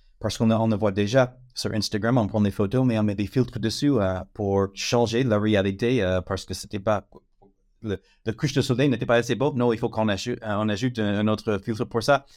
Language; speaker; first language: French; non-native, fluent; English